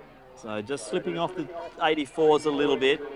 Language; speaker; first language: English; native; English